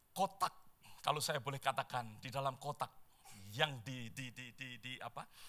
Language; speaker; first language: Indonesian; native; Indonesian